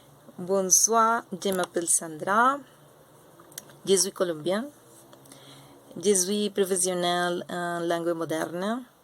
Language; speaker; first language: French; non-native, learner; Spanish